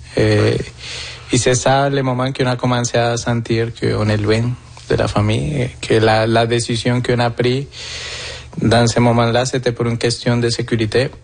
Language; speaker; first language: French; non-native, fluent; Spanish